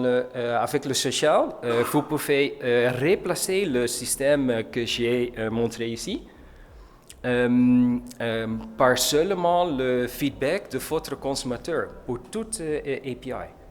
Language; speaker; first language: French; non-native, learner; Dutch